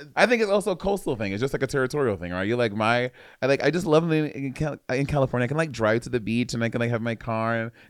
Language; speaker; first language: English; native; English